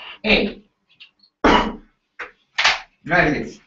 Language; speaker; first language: English; non-native, learner; Japanese